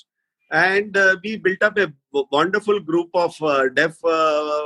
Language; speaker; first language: English; non-native, local second language; Marathi